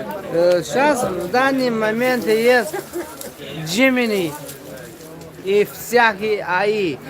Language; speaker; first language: Russian; non-native, fluent; Tajik